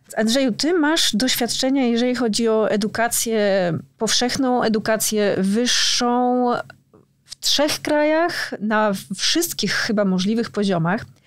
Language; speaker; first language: Polish; native; Polish